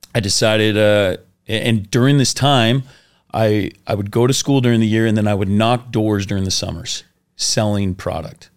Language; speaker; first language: English; native; English